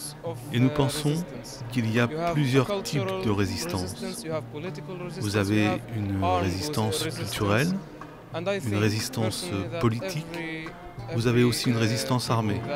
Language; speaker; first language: French; non-native, fluent; Arabic